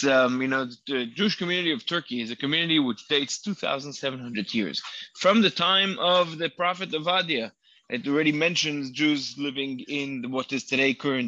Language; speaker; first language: English; non-native, fluent; Hebrew